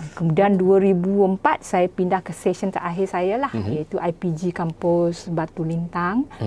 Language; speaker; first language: Malay; non-native, local second language; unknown